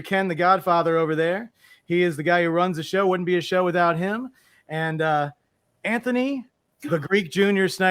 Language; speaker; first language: English; native; English